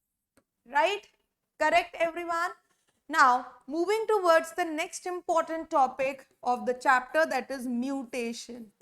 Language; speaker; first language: English; non-native, local second language; Hindi